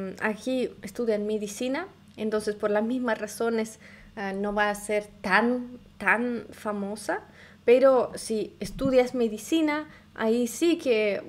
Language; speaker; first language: Spanish; non-native, fluent; Russian